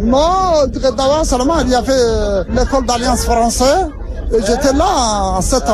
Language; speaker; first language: French; non-native, learner; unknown